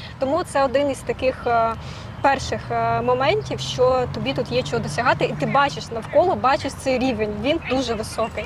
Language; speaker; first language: Ukrainian; native; Ukrainian